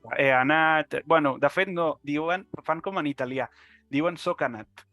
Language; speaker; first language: Catalan; non-native, fluent; Italian